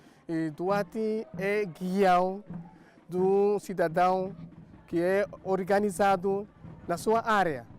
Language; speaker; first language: Portuguese; non-native, local second language; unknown